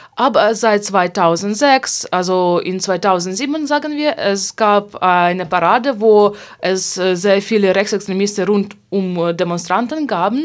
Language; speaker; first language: German; non-native, fluent; Hungarian